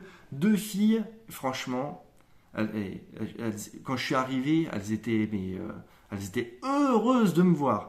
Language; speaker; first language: French; native; French